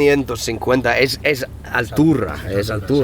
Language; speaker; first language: Spanish; non-native, learner; English